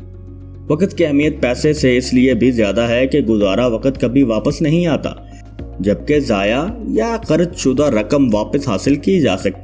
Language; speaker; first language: Urdu; native; Urdu